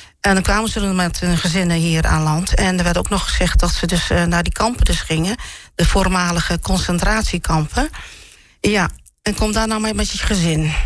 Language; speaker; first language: Dutch; early bilingual, other home language; Malay